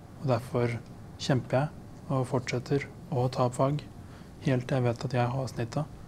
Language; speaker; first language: Norwegian; early bilingual, other home language; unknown